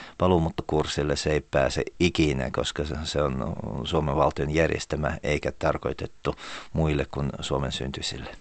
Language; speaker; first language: Finnish; early bilingual, heritage; Finnish